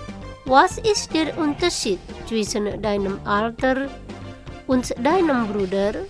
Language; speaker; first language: German; non-native, fluent; Indonesian